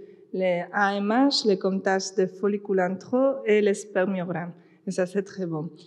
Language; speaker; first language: French; non-native, fluent; Spanish